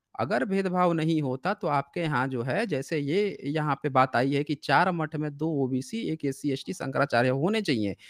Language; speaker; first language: Hindi; native; Hindi